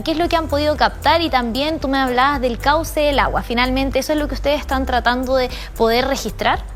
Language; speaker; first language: Spanish; native; Spanish